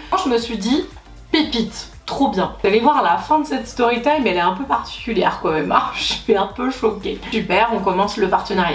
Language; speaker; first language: French; native; French